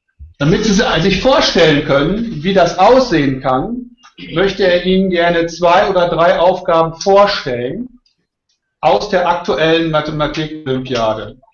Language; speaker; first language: German; native; German